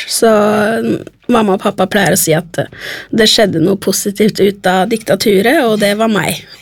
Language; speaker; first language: Norwegian; early bilingual, other home language; Spanish